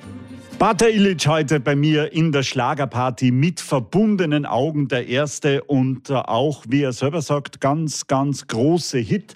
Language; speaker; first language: German; native; German